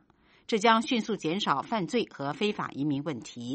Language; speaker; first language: Chinese; native; Chinese